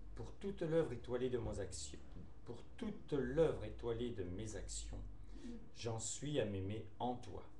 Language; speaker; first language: French; native; French